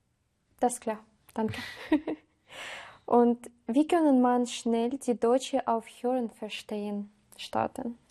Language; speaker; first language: German; non-native, learner; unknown